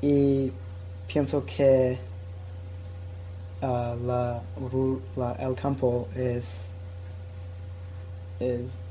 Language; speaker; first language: Spanish; non-native, learner; English